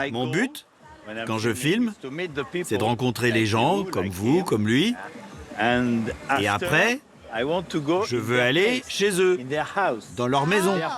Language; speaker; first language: French; native; French